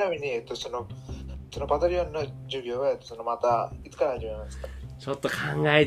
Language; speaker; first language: Japanese; non-native, learner; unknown